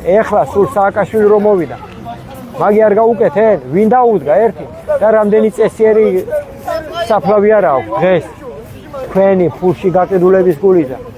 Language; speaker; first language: Georgian; native; Georgian